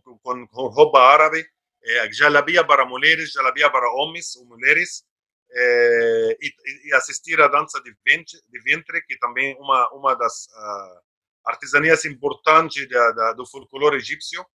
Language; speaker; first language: Portuguese; non-native, fluent; Arabic